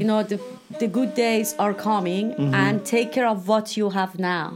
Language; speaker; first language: English; non-native, fluent; Persian